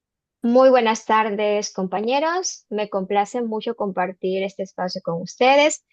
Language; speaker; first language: Spanish; native; Spanish